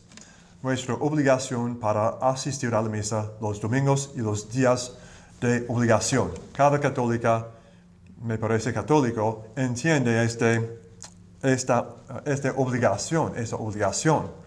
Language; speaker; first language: Spanish; non-native, learner; English